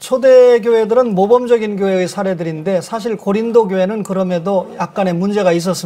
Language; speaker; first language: Korean; native; Korean